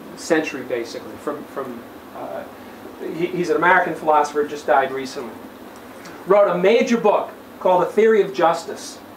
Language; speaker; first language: English; native; English